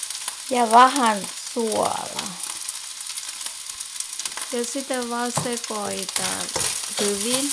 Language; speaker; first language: Finnish; non-native, learner; Thai